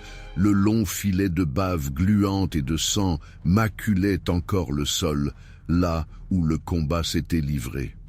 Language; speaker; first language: French; native; French